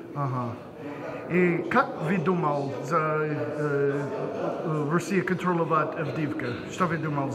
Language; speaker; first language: Russian; non-native, learner; English